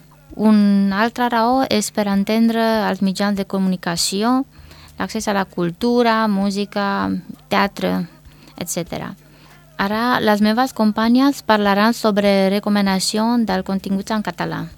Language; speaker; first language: Catalan; non-native, learner; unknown